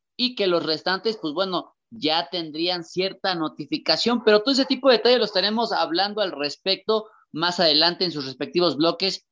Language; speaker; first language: Spanish; native; Spanish